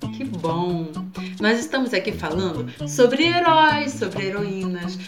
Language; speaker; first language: Portuguese; native; Portuguese